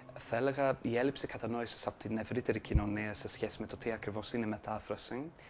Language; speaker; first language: Greek; non-native, fluent; English